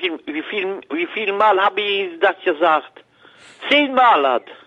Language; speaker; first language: German; non-native, learner; French